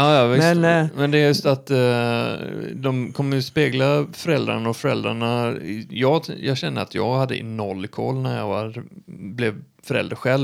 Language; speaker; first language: Swedish; native; Swedish